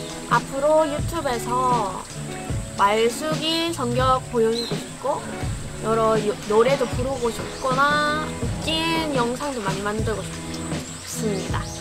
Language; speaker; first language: Korean; non-native, fluent; English